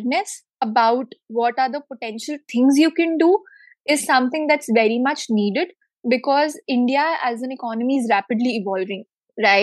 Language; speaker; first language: English; non-native, local second language; Hindi